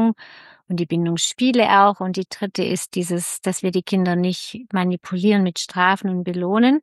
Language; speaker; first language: German; native; German